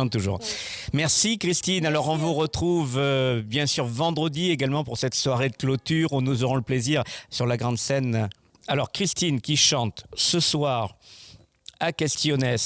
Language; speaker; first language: French; native; French